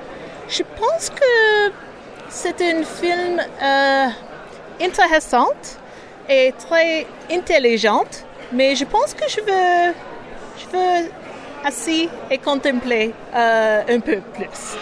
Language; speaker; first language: French; non-native, learner; English